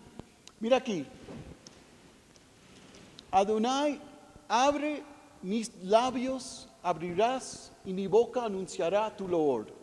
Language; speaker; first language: Spanish; non-native, fluent; English